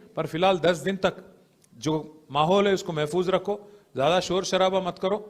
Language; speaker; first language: Hindi; non-native, local second language; Telugu